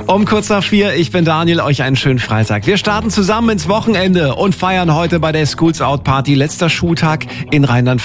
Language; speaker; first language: German; native; German